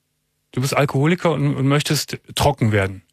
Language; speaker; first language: German; native; German